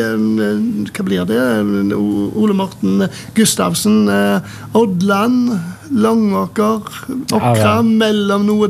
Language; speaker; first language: Norwegian; native; Norwegian